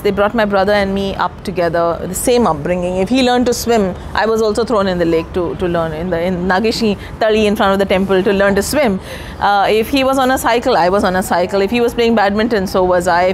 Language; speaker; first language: English; non-native, local second language; Konkani